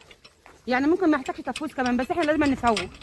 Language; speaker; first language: Arabic; native; Arabic